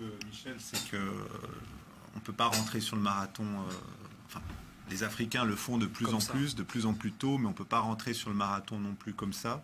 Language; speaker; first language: French; native; French